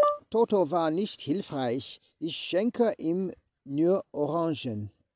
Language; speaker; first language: German; non-native, learner; English